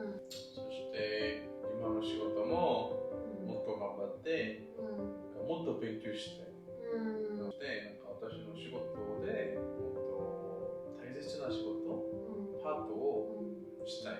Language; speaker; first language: Japanese; non-native, learner; Korean